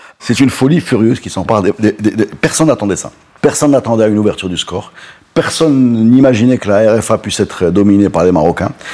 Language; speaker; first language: French; non-native, local second language; Arabic